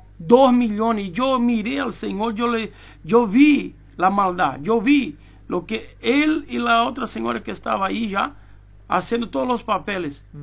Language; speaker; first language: Spanish; non-native, fluent; Portuguese